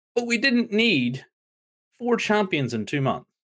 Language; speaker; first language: English; native; English